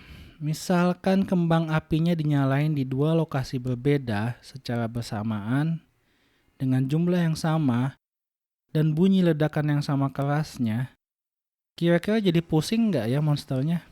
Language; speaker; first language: Indonesian; native; Indonesian